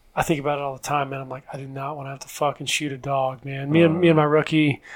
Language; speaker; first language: English; native; English